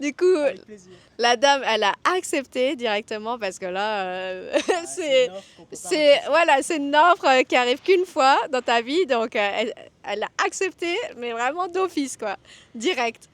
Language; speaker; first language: French; early bilingual, other home language; Vietnamese